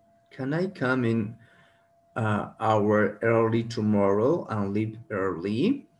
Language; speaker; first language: English; non-native, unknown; Spanish